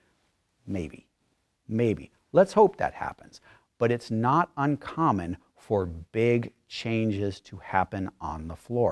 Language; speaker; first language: English; native; English